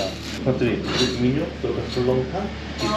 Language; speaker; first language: Russian; non-native, learner; Korean